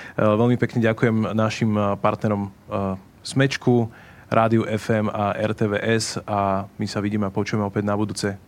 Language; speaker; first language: Slovak; native; Slovak